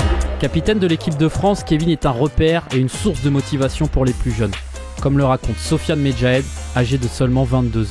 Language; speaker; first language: French; native; French